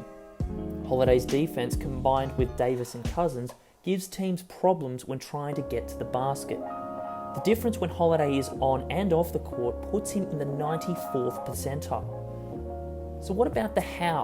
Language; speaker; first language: English; native; English